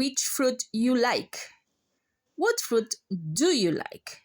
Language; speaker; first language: English; non-native, fluent; Spanish